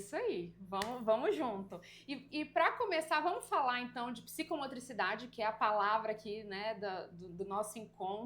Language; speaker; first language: Portuguese; native; Portuguese